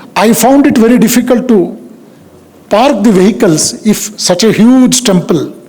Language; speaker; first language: English; non-native, local second language; Kannada